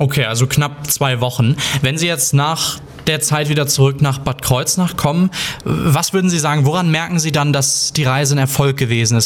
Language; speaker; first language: German; native; German